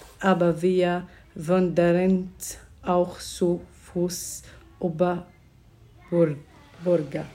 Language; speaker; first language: German; non-native, learner; Arabic